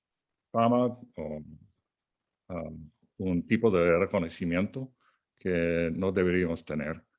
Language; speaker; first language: Spanish; non-native, fluent; English